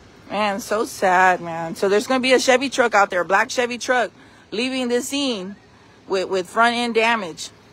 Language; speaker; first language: English; early bilingual, other home language; Spanish